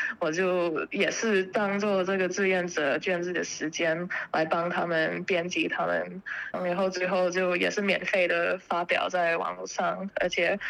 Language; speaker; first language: Chinese; early bilingual, heritage; Chinese